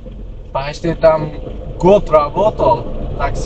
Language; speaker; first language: Russian; non-native, learner; Uzbek